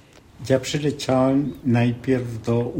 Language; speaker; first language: Polish; non-native, fluent; Spanish